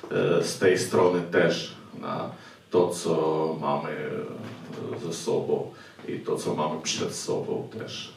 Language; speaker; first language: Polish; non-native, fluent; Ukrainian